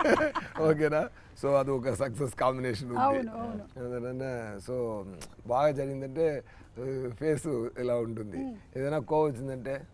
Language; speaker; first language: Telugu; non-native, learner; Tamil